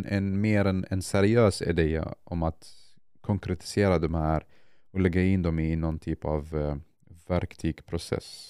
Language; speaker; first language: Swedish; non-native, fluent; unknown